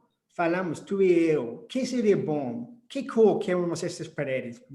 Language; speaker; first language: Portuguese; non-native, fluent; English